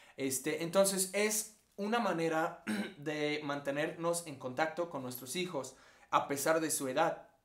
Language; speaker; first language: Spanish; non-native, fluent; English